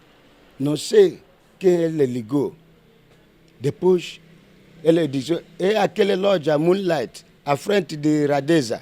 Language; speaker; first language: Portuguese; non-native, learner; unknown